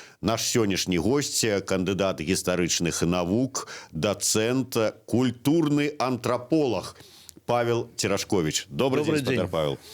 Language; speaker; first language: Belarusian; native; Belarusian